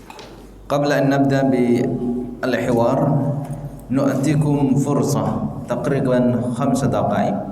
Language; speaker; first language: Arabic; non-native, fluent; Indonesian